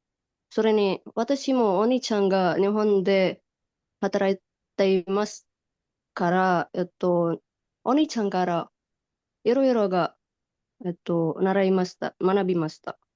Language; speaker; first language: Japanese; non-native, learner; Indonesian